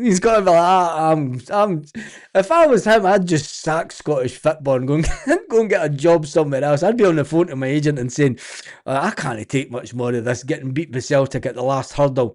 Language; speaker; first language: English; native; English